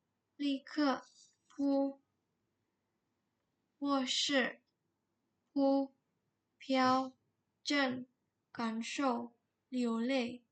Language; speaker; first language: Chinese; non-native, learner; Indonesian